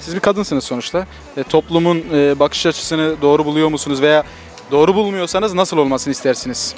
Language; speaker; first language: Turkish; native; Turkish